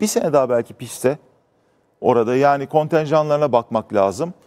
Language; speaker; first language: Turkish; native; Turkish